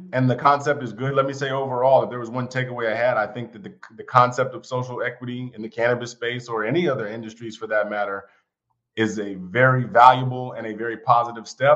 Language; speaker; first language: English; native; English